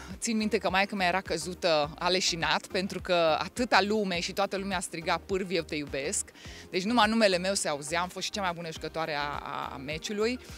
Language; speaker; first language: Romanian; native; Romanian